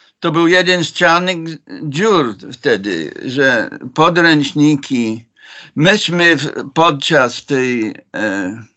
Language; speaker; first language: Polish; non-native, fluent; English